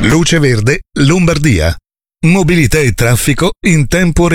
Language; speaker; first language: Italian; native; Italian